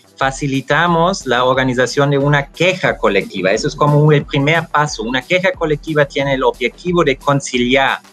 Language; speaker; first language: Spanish; non-native, fluent; German